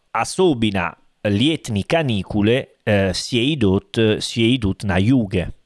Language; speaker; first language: Russian; non-native, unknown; Italian